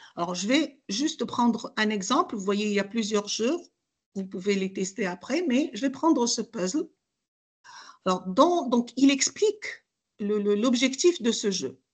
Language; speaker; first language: French; non-native, local second language; Arabic